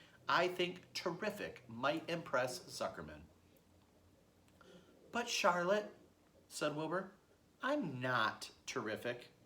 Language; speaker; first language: English; native; English